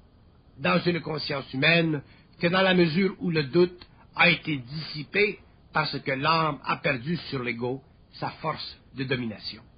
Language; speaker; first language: French; native; French